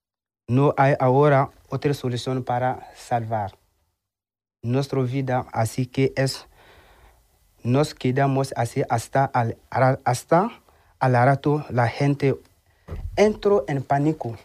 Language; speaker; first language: Spanish; non-native, learner; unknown